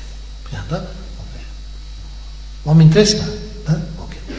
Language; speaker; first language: Russian; non-native, learner; Tibetan